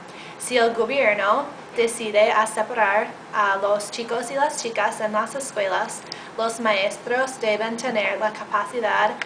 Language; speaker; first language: Spanish; non-native, learner; English